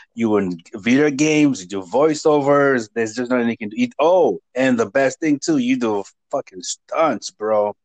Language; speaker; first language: English; non-native, local second language; Igbo